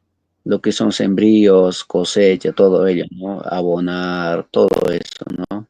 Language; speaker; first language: Spanish; non-native, local second language; Quechua